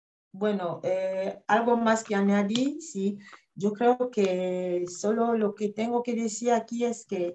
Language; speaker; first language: Spanish; non-native, fluent; French